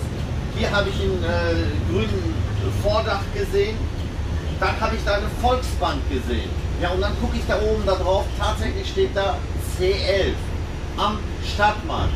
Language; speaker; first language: German; native; German